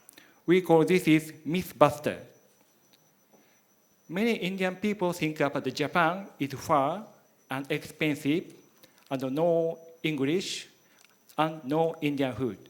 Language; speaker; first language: English; non-native, learner; Japanese